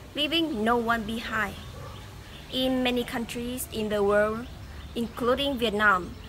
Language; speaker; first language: English; non-native, fluent; Vietnamese